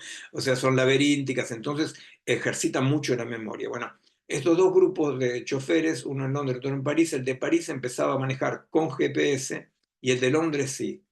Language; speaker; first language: Spanish; native; Spanish